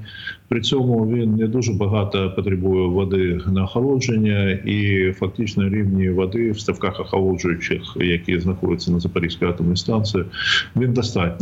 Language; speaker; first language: Ukrainian; native; Ukrainian